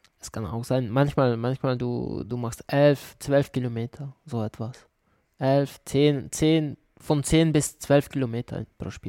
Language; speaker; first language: German; non-native, learner; Czech